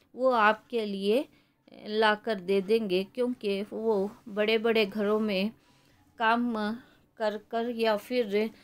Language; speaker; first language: Hindi; non-native, local second language; Kannada